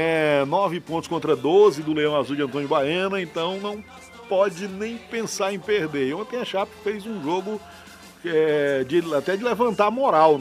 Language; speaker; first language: Portuguese; native; Portuguese